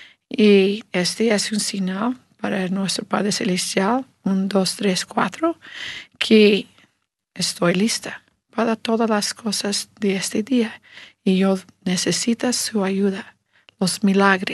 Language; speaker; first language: Spanish; non-native, learner; English